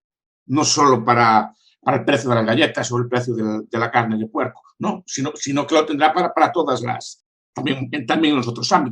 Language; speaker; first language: Spanish; native; Spanish